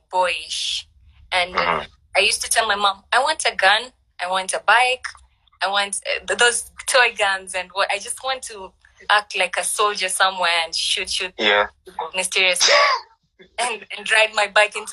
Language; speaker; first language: English; non-native, local second language; Swahili